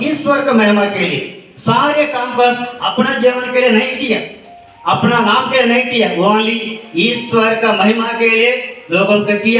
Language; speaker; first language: Hindi; non-native, local second language; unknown